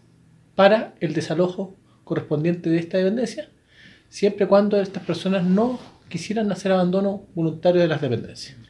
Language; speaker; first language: Spanish; native; Spanish